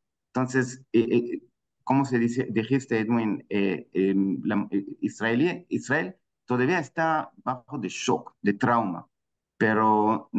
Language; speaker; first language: Spanish; non-native, fluent; Hebrew